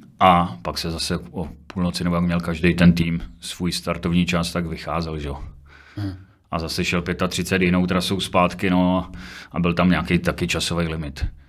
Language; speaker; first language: Czech; native; Czech